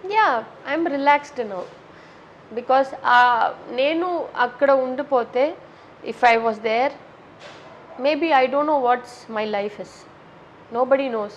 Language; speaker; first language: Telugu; non-native, learner; Tamil